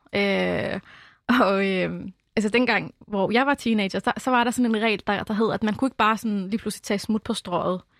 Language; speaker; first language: Danish; early bilingual, other home language; Arabic